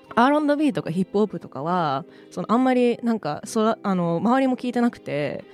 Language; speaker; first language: Japanese; early bilingual, heritage; English